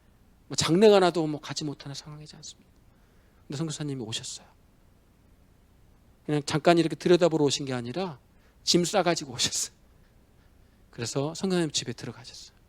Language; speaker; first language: Korean; native; Korean